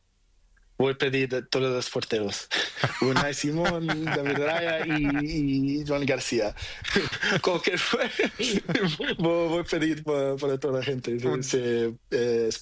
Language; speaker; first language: Spanish; non-native, learner; Portuguese